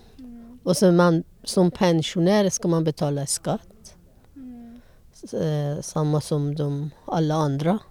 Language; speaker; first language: Swedish; non-native, learner; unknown